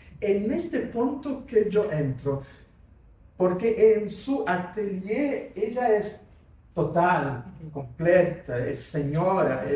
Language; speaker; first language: Spanish; non-native, fluent; Portuguese